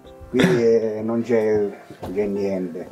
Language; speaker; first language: Italian; native; Italian